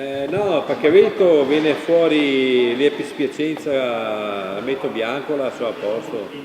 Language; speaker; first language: Italian; native; Italian